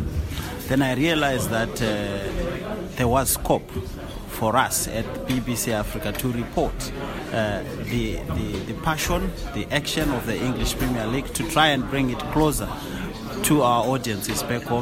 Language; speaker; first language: English; non-native, local second language; Shona